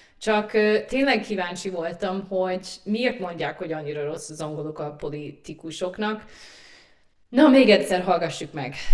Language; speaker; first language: Hungarian; non-native, fluent; English